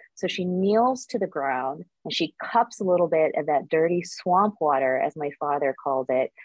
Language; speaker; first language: English; early bilingual, other home language; Korean